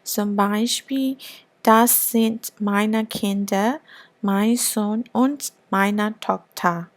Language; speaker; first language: German; non-native, fluent; Burmese